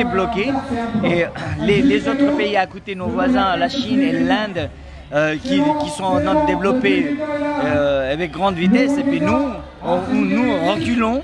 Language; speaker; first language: French; non-native, fluent; Nepali